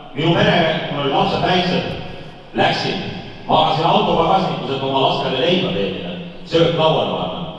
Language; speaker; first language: Estonian; native; Estonian